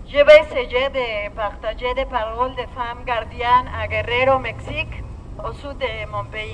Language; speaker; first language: French; non-native, learner; Spanish